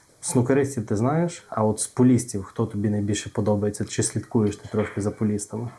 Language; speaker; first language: Ukrainian; native; Ukrainian